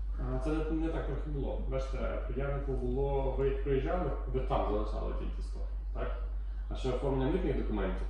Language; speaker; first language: Ukrainian; native; Ukrainian